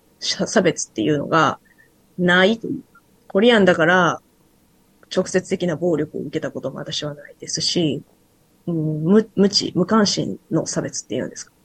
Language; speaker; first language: Japanese; native; Japanese